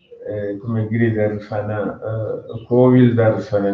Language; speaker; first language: Italian; non-native, fluent; Tamil